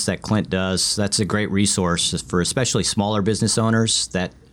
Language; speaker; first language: English; early bilingual, other home language; Vietnamese